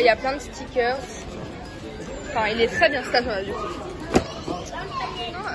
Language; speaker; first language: French; native; French